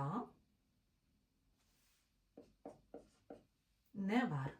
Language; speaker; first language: Turkish; non-native, learner; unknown